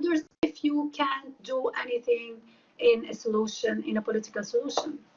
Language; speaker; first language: English; non-native, fluent; Arabic